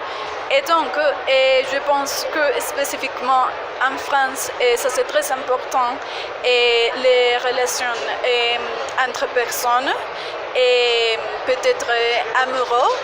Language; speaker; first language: French; non-native, fluent; Spanish